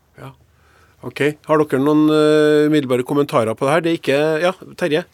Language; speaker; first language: Norwegian; native; Norwegian